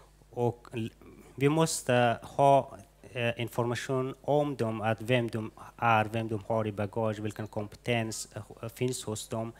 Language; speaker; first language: Swedish; non-native, fluent; Hazaragi